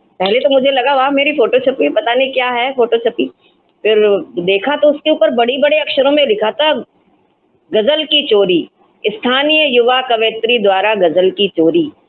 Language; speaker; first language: Hindi; non-native, local second language; Marathi